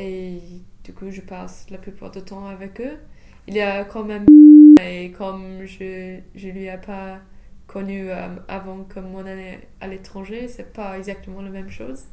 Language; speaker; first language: French; non-native, fluent; English